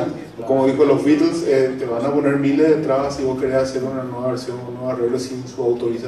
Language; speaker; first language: Spanish; native; Spanish